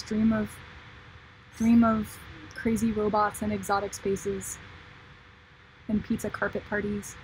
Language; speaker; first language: English; native; English